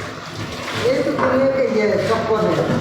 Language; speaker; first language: Hindi; non-native, learner; Bangla